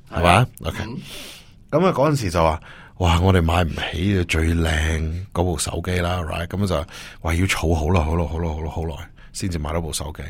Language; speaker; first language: Cantonese; early bilingual, heritage; Cantonese